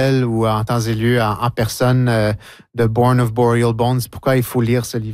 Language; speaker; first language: French; native; French